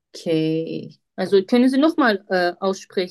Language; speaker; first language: German; non-native, fluent; Turkish